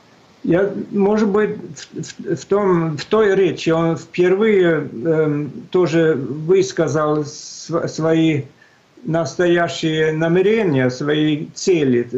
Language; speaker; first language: Russian; non-native, fluent; Swedish